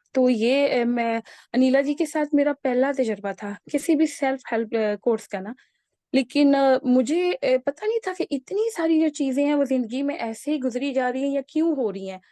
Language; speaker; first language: Urdu; native; Urdu